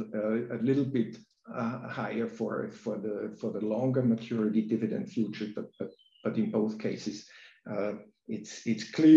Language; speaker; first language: English; non-native, fluent; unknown